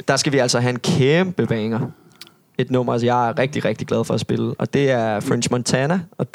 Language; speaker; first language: Danish; native; Danish